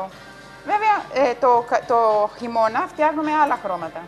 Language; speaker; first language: Greek; non-native, fluent; Spanish